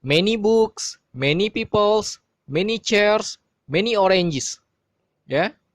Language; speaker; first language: English; non-native, fluent; Indonesian